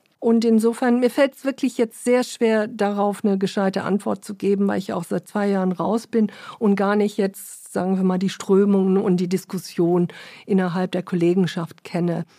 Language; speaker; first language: German; early bilingual, other home language; English